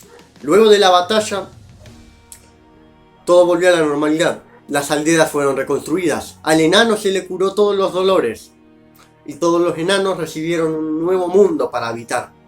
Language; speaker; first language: Spanish; native; Spanish